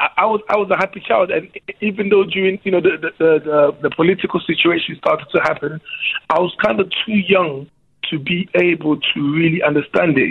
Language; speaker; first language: English; early bilingual, other home language; Lingala